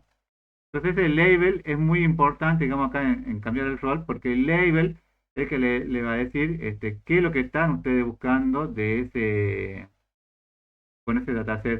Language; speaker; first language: Spanish; native; Spanish